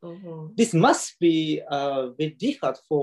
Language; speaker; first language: English; non-native, learner; Japanese